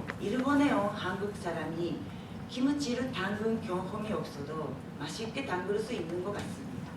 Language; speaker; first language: Korean; non-native, fluent; Japanese